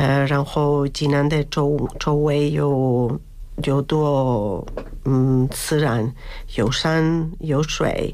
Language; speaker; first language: Chinese; non-native, learner; Spanish